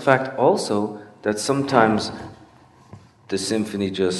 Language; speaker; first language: English; native; English